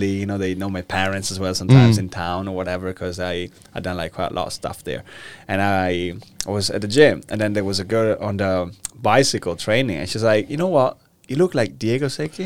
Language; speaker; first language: English; non-native, fluent; Italian